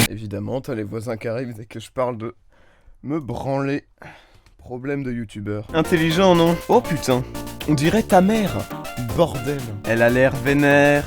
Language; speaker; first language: French; native; French